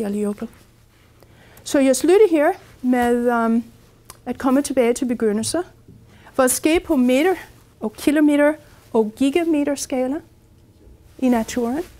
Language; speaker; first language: Danish; non-native, fluent; English